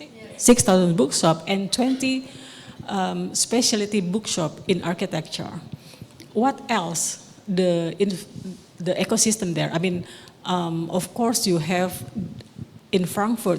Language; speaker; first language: English; non-native, local second language; Indonesian